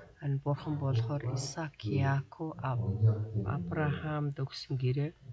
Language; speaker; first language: Mongolian; native; Mongolian